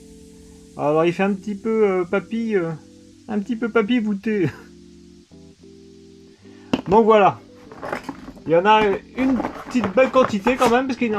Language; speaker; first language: French; native; French